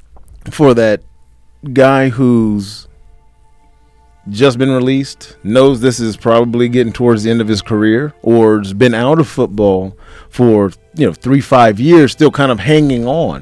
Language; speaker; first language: English; native; English